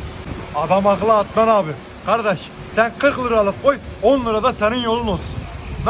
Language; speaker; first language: Turkish; native; Turkish